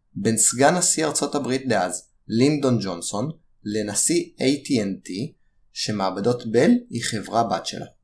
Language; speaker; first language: Hebrew; native; Hebrew